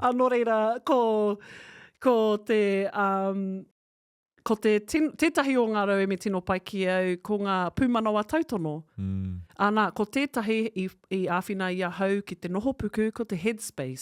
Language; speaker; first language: Māori; non-native, local second language; English